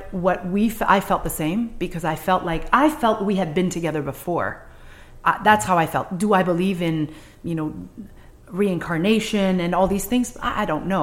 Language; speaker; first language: English; non-native, fluent; French